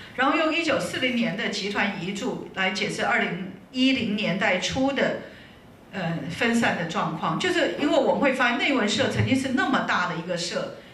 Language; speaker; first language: Chinese; native; Chinese